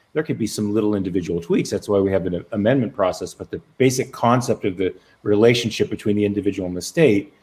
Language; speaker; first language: English; native; English